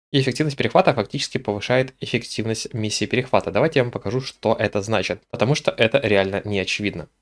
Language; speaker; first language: Russian; native; Russian